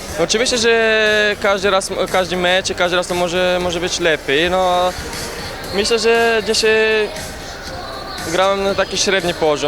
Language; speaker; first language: Polish; non-native, learner; Bulgarian